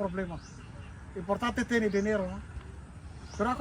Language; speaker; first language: Spanish; non-native, learner; Filipino